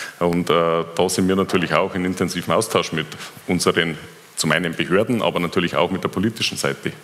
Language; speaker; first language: German; native; German